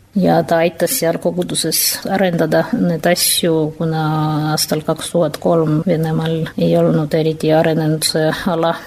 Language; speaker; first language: Estonian; non-native, fluent; Russian